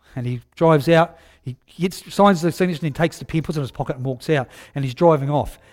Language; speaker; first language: English; native; English